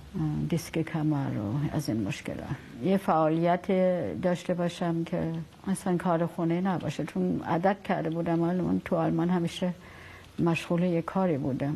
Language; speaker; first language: Persian; non-native, fluent; German